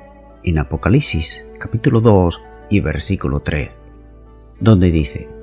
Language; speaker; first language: Spanish; native; Spanish